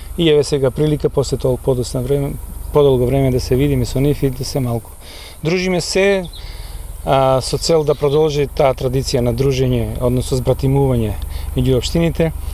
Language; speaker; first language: Macedonian; native; Macedonian